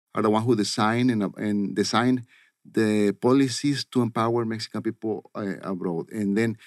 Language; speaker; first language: English; non-native, fluent; Spanish